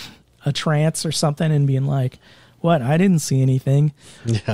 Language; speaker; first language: English; native; English